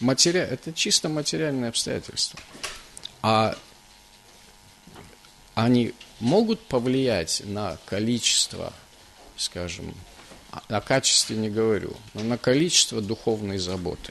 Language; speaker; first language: Russian; native; Russian